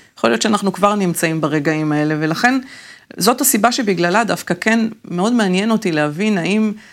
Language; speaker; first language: Hebrew; native; Hebrew